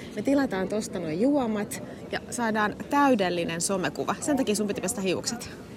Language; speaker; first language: Finnish; native; Finnish